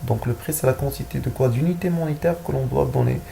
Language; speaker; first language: French; non-native, local second language; Arabic